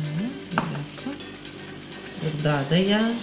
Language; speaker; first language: Turkish; non-native, learner; Russian